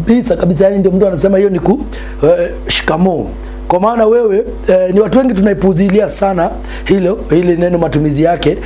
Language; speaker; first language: Swahili; native; Swahili